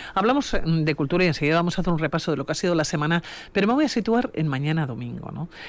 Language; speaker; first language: Spanish; native; Spanish